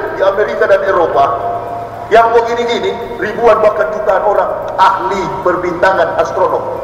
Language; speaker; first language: Indonesian; native; Indonesian